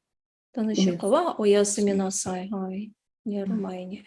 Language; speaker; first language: Japanese; non-native, fluent; Tatar